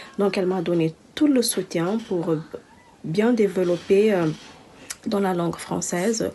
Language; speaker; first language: French; non-native, learner; Kabuverdianu